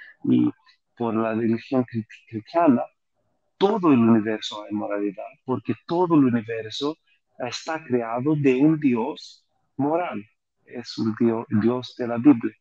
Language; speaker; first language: Spanish; non-native, fluent; Greek